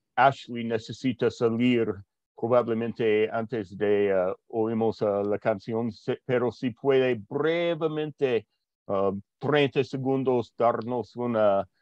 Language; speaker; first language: Spanish; non-native, fluent; English